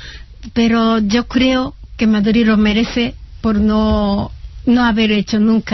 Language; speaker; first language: Spanish; non-native, fluent; Japanese